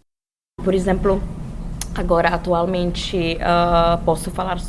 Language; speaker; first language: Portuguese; non-native, fluent; Czech